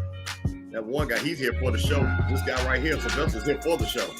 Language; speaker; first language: English; native; English